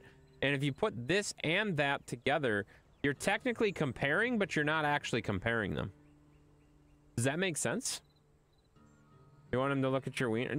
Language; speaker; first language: English; native; English